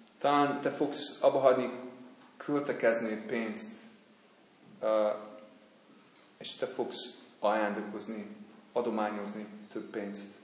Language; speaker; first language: Hungarian; non-native, fluent; English